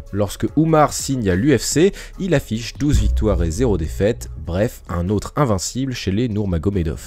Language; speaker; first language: French; native; French